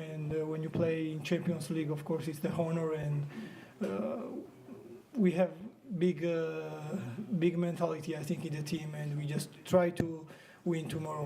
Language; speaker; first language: English; non-native, fluent; Georgian